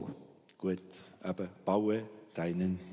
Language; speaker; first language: German; native; German